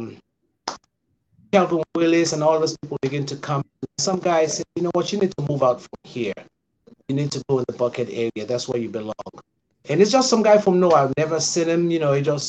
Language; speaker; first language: English; non-native, local second language; Krio